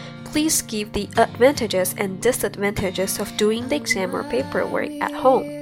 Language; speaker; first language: English; non-native, fluent; Chinese